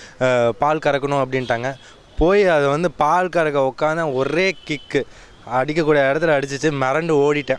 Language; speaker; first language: Tamil; native; Tamil